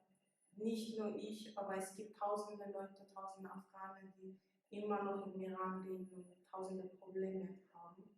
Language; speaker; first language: German; early bilingual, other home language; Persian